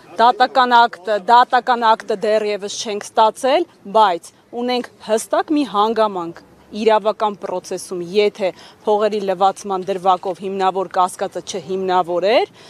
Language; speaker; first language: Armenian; native; Armenian